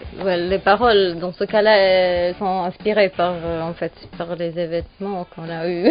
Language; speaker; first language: French; non-native, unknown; Serbian